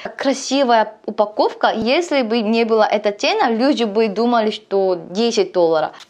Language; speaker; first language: Russian; non-native, learner; Korean